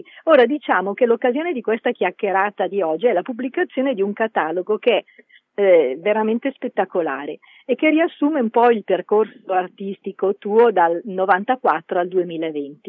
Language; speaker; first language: Italian; native; Italian